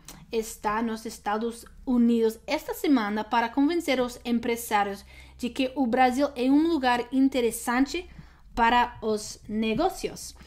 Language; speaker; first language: Portuguese; non-native, learner; English